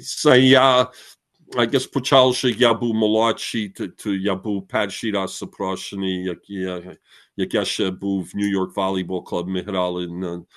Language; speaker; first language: Ukrainian; early bilingual, heritage; Ukrainian